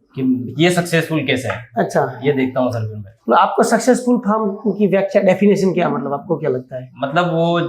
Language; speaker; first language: Hindi; native; Hindi